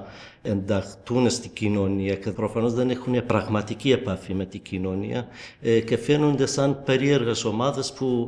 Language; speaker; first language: Greek; non-native, fluent; Kurdish